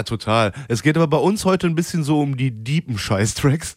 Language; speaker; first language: German; native; German